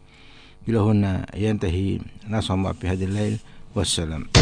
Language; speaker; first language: Arabic; non-native, fluent; Indonesian